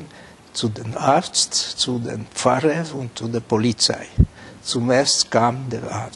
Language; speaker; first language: German; non-native, fluent; Hungarian